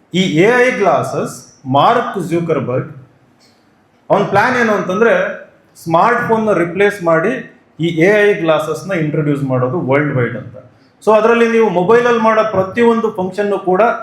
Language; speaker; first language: Kannada; native; Kannada